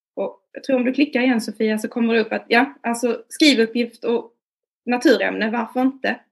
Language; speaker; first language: Swedish; native; Swedish